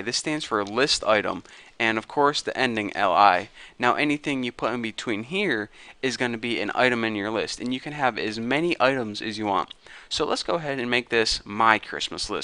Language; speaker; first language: English; native; English